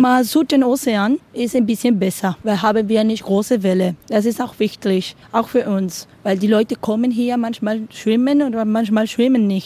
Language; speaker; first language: German; non-native, learner; Spanish